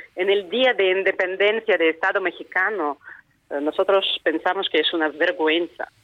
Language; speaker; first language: Spanish; non-native, fluent; Ukrainian